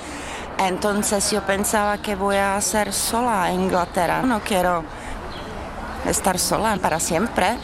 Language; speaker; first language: Spanish; non-native, learner; Czech